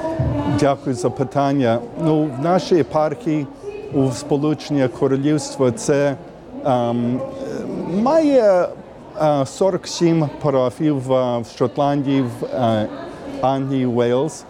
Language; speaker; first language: Ukrainian; early bilingual, heritage; Ukrainian